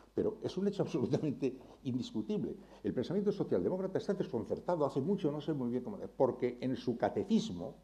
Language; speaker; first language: Spanish; native; Spanish